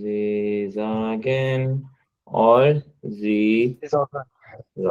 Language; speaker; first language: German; non-native, fluent; Hindi